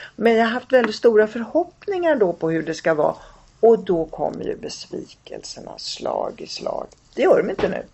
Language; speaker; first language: Swedish; early bilingual, other home language; Italian